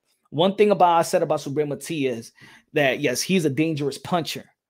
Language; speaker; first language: English; early bilingual, other home language; Spanish